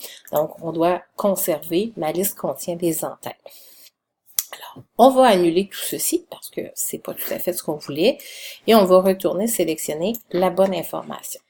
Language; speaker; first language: French; native; French